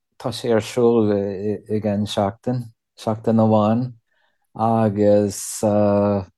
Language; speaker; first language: Irish; non-native, learner; English